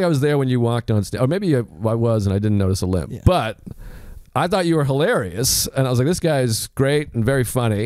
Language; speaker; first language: English; native; English